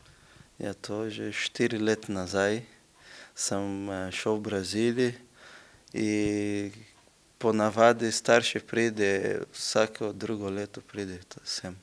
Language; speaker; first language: Slovenian; non-native, learner; Portuguese